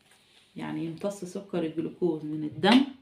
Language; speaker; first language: Arabic; native; Arabic